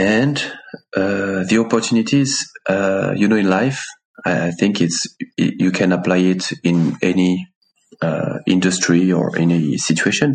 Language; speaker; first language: English; non-native, fluent; French